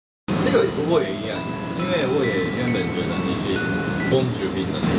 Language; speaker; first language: Chinese; non-native, fluent; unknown